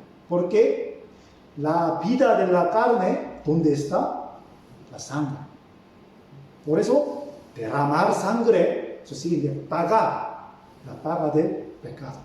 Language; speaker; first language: Spanish; non-native, fluent; Korean